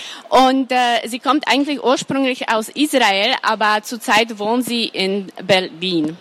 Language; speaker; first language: German; non-native, fluent; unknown